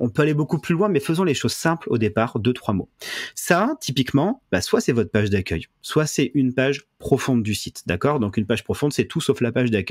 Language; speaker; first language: French; native; French